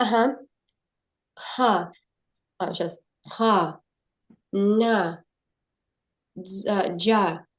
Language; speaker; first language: Russian; native; Russian